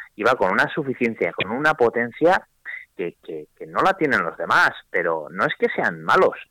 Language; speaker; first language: Spanish; native; Spanish